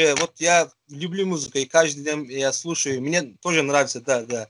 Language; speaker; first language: Russian; non-native, fluent; Azerbaijani